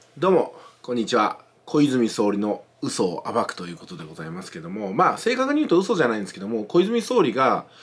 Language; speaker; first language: Japanese; native; Japanese